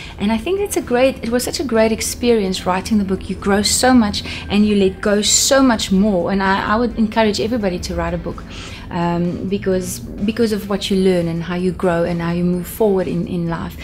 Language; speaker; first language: English; non-native, local second language; Afrikaans